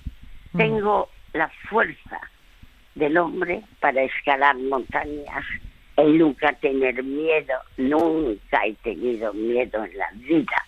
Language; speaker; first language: Spanish; early bilingual, other home language; French